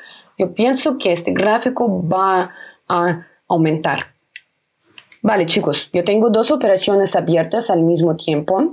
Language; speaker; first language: Spanish; non-native, fluent; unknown